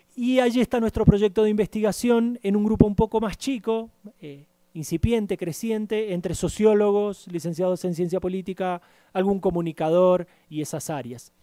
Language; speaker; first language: Spanish; native; Spanish